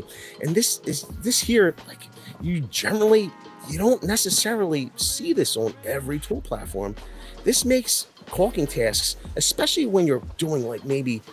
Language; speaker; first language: English; native; English